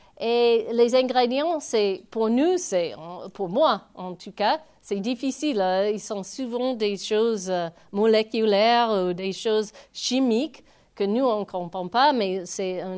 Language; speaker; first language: French; non-native, fluent; English